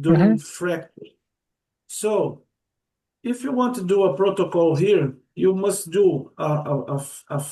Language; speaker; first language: English; non-native, learner; Portuguese